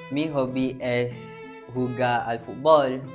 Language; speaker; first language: Spanish; non-native, learner; Malay